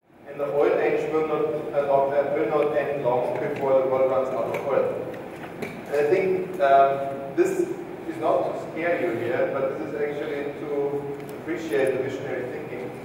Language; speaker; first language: English; non-native, fluent; German